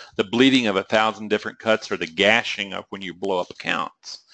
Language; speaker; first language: English; native; English